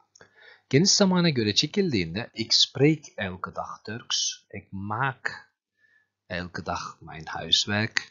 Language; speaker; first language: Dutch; non-native, fluent; Turkish